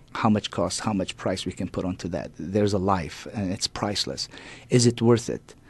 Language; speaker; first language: English; non-native, fluent; Arabic